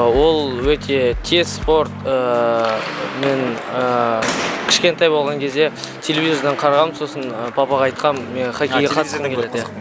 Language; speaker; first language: Kazakh; non-native, local second language; Russian